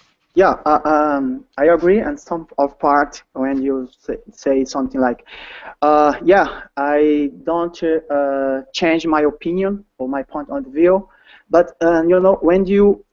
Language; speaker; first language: English; non-native, learner; Portuguese